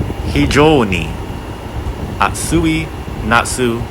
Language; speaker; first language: Japanese; non-native, learner; English